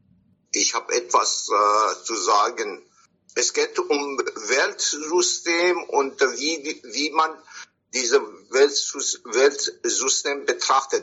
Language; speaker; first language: German; non-native, fluent; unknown